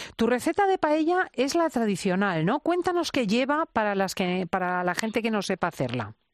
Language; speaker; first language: Spanish; native; Spanish